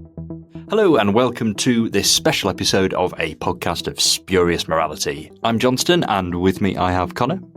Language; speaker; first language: English; native; English